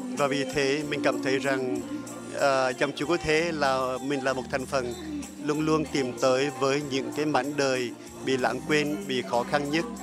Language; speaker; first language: Vietnamese; native; Vietnamese